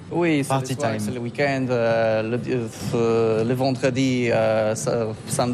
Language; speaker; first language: French; non-native, learner; Polish